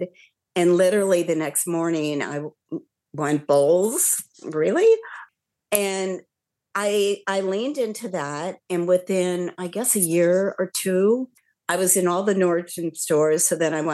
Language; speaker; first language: English; native; English